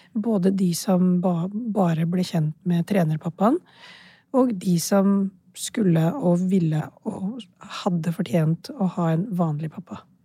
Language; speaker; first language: Norwegian; early bilingual, other home language; Urdu